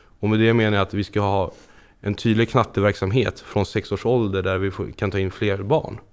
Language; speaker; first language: Swedish; native; Swedish